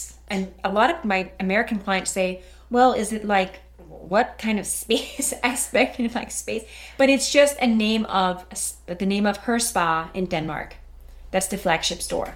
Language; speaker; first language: English; non-native, fluent; Danish